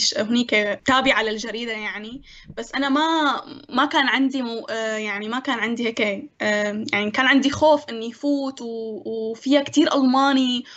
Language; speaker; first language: Arabic; native; Arabic